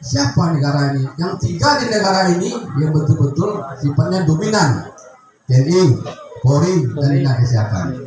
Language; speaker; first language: Indonesian; native; Indonesian